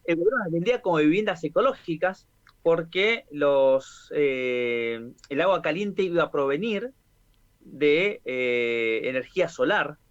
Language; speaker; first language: Spanish; native; Spanish